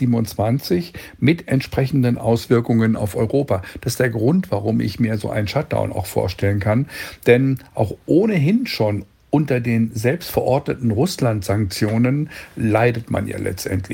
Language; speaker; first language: German; native; German